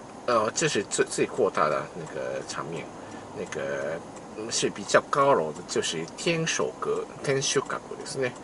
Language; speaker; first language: Chinese; non-native, fluent; Japanese